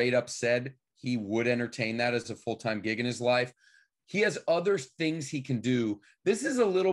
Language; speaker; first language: English; native; English